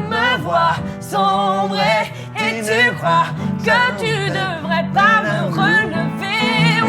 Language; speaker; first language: French; native; French